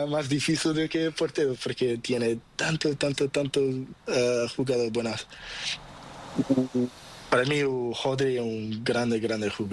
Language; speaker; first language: Spanish; non-native, learner; Portuguese